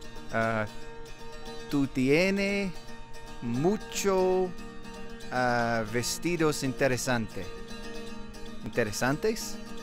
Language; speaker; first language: Spanish; non-native, learner; English